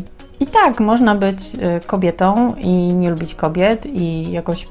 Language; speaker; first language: Polish; native; Polish